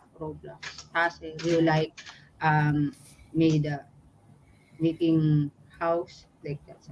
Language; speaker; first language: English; non-native, learner; Filipino